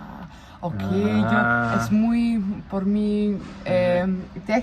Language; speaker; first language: Spanish; non-native, fluent; German